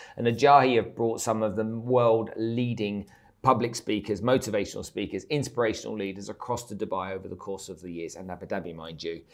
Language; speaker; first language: English; native; English